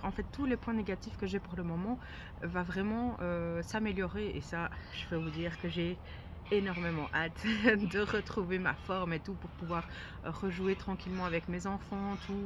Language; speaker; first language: French; native; French